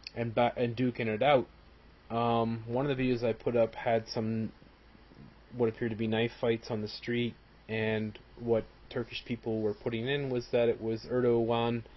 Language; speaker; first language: English; native; English